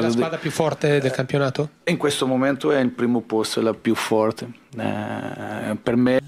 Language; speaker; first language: Italian; non-native, learner; Portuguese